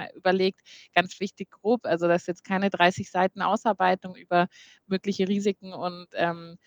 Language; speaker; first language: German; native; German